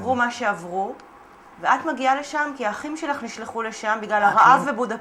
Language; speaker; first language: Hebrew; native; Hebrew